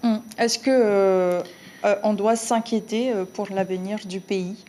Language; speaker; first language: French; native; French